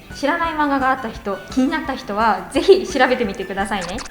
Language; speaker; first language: Japanese; native; Japanese